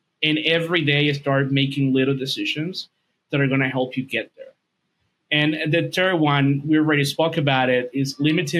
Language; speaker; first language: English; non-native, fluent; Spanish